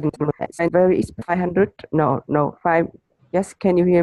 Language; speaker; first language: English; non-native, learner; Vietnamese